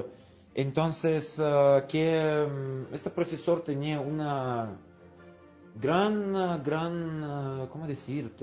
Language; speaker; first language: Spanish; non-native, fluent; Russian